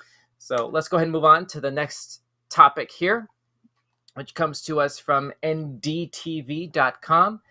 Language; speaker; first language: English; native; English